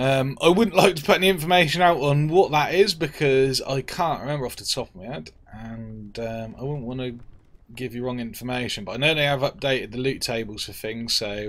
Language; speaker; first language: English; native; English